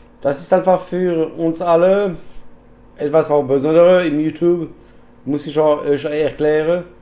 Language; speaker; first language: German; non-native, learner; French